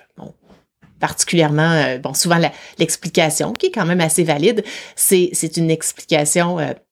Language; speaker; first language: French; native; French